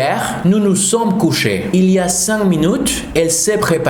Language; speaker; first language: French; non-native, fluent; Spanish